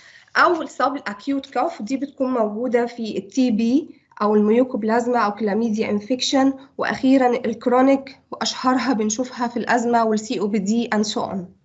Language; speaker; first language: Arabic; native; Arabic